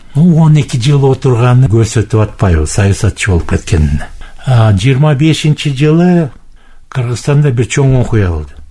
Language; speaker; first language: Kyrgyz; native; Kyrgyz